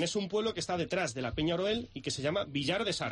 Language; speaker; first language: Spanish; native; Spanish